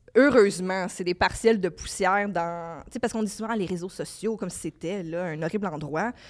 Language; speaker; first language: French; native; French